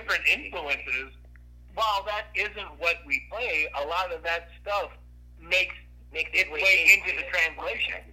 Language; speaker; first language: English; native; English